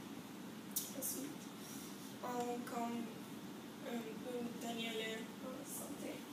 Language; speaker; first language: French; non-native, learner; English